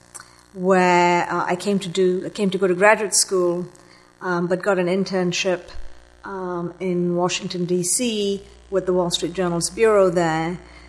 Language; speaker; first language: English; non-native, local second language; Tamil